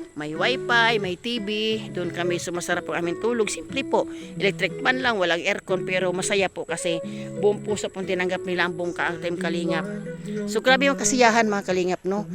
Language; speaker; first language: Filipino; non-native, local second language; Masbatenyo